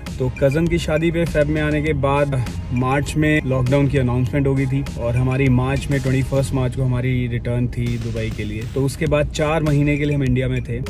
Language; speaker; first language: Hindi; native; Hindi